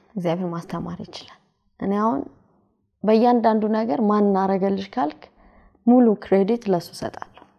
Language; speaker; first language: Amharic; native; Amharic